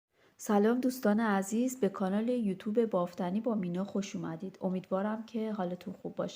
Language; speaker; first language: Persian; native; Persian